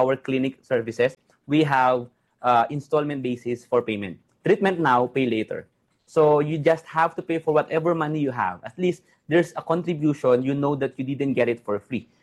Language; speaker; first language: English; non-native, local second language; Filipino